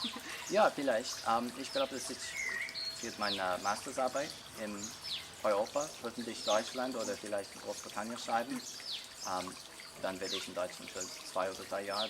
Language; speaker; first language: German; non-native, learner; English